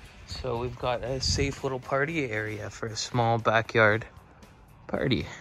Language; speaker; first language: English; native; English